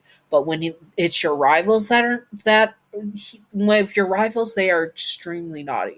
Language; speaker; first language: English; native; English